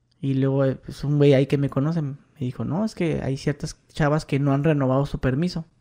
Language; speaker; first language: Spanish; native; Spanish